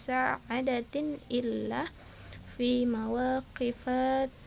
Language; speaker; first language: Arabic; non-native, learner; Indonesian